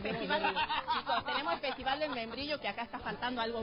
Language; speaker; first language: Spanish; native; Spanish